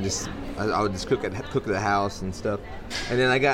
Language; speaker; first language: English; native; English